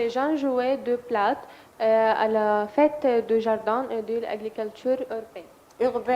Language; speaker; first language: French; non-native, learner; Arabic